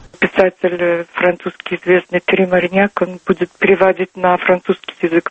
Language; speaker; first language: Russian; non-native, local second language; Turkmen